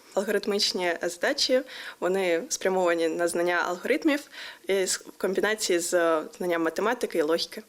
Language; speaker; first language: Ukrainian; native; Ukrainian